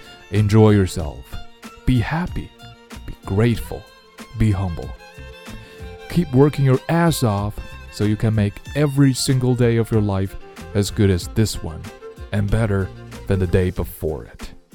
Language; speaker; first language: English; non-native, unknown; Chinese